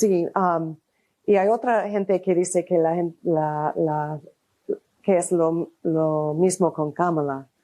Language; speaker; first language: Spanish; non-native, fluent; English